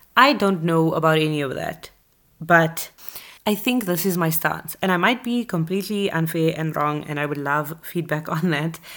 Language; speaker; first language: English; native; English